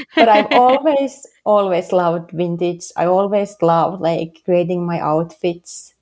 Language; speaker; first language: English; non-native, fluent; Finnish